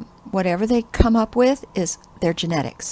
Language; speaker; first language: English; native; English